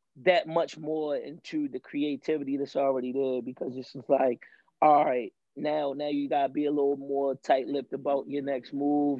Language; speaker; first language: English; native; English